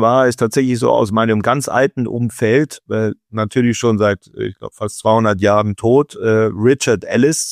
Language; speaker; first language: German; native; German